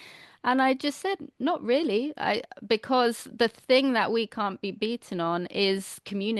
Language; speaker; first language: English; native; English